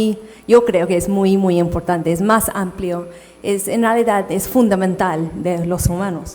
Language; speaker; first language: Spanish; non-native, fluent; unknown